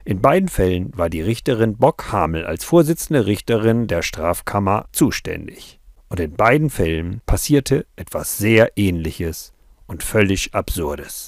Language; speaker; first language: German; native; German